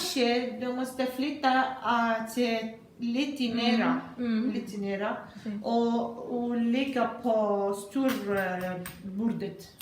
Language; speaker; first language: Swedish; non-native, learner; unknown